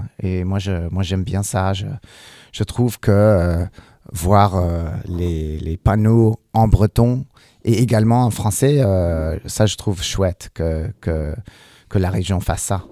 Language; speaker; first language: French; non-native, fluent; English